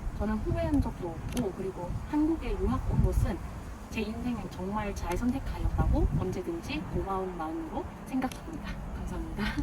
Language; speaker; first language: Korean; non-native, fluent; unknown